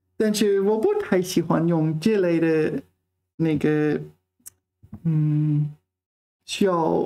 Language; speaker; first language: Chinese; non-native, fluent; English